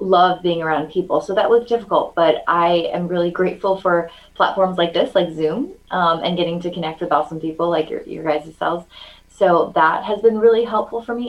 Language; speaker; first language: English; early bilingual, other home language; Chinese